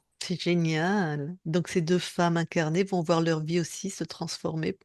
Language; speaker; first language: French; native; French